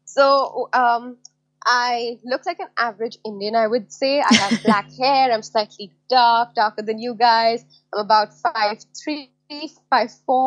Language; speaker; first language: English; non-native, local second language; Hindi